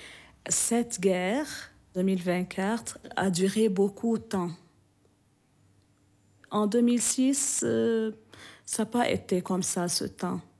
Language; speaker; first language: French; non-native, local second language; Arabic